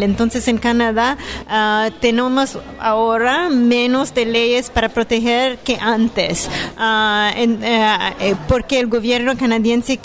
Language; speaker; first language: Spanish; non-native, fluent; French